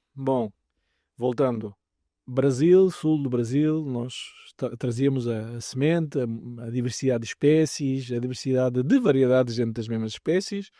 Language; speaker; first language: Portuguese; native; Portuguese